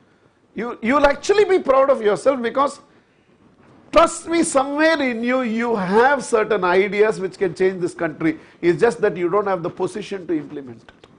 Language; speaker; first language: English; non-native, local second language; Tamil